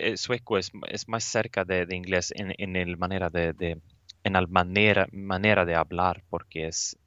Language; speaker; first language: Spanish; non-native, learner; Swedish